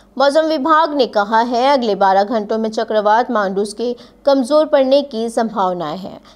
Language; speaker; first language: Hindi; native; Hindi